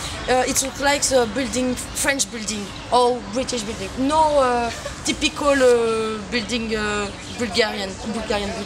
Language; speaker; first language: English; non-native, learner; French